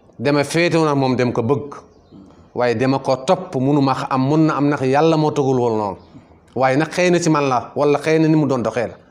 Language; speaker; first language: Wolof; non-native, local second language; Fula